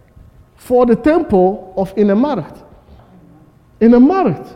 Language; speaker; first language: Dutch; non-native, fluent; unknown